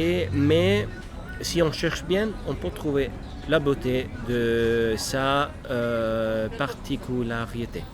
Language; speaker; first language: French; non-native, fluent; Italian